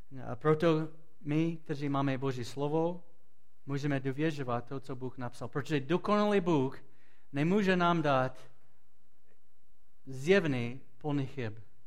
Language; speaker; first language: Czech; non-native, fluent; English